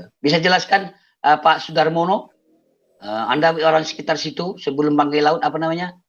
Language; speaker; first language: Indonesian; non-native, local second language; Achinese